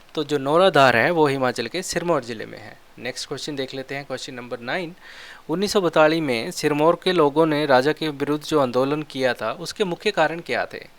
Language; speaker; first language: Hindi; non-native, local second language; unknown